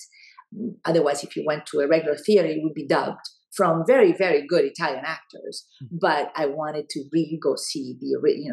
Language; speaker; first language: English; non-native, fluent; Italian